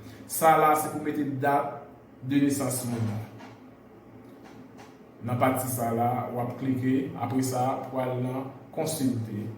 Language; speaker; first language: French; non-native, learner; Haitian Creole